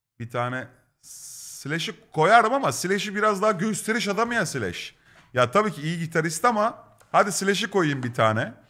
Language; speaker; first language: Turkish; native; Turkish